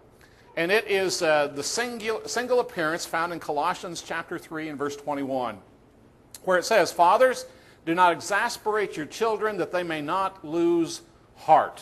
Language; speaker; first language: English; native; English